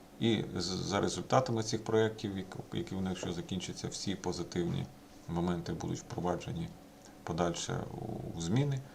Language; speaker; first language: Ukrainian; native; Ukrainian